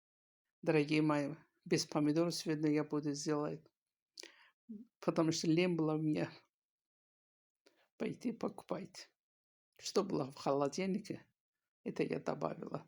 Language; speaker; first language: Russian; non-native, local second language; Azerbaijani